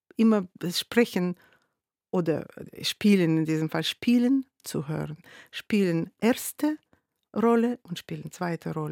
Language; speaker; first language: German; non-native, fluent; Russian